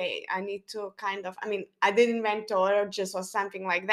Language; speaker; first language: English; non-native, fluent; Lithuanian